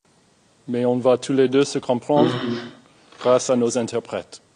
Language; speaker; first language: French; non-native, fluent; English